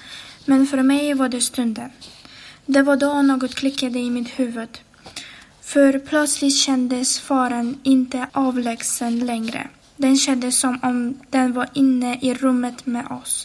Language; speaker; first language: Swedish; non-native, fluent; Ukrainian